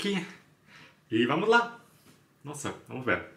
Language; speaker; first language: Portuguese; non-native, fluent; German